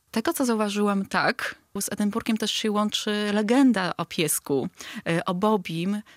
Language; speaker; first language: Polish; native; Polish